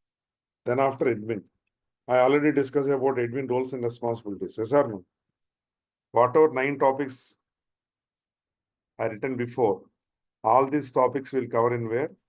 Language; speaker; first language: English; non-native, local second language; Telugu